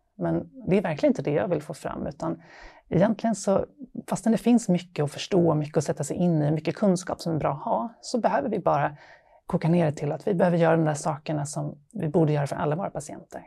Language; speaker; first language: Swedish; native; Swedish